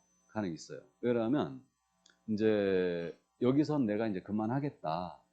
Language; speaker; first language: Korean; native; Korean